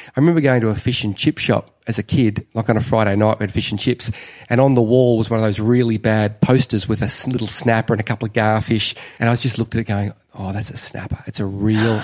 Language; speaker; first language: English; native; English